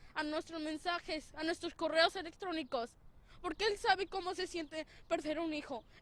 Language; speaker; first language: Spanish; early bilingual, heritage; Spanish